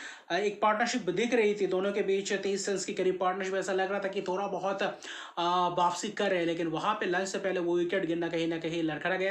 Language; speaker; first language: Hindi; native; Hindi